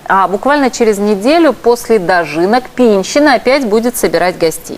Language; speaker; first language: Russian; native; Russian